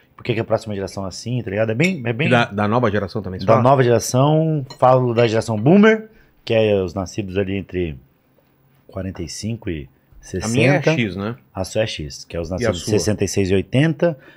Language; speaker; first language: Portuguese; native; Portuguese